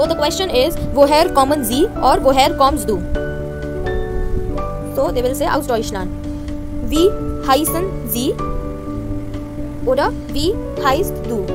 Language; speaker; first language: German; non-native, fluent; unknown